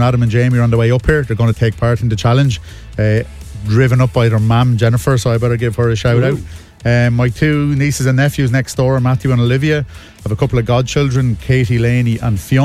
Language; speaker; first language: English; native; English